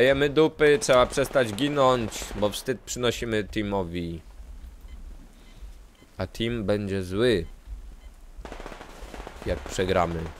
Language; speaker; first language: Polish; native; Polish